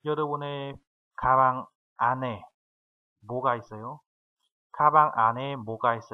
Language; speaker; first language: Korean; non-native, fluent; Vietnamese